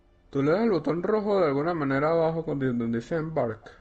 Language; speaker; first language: Spanish; native; Spanish